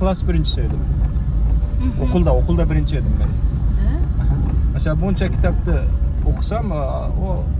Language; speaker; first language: Turkish; non-native, local second language; Kazakh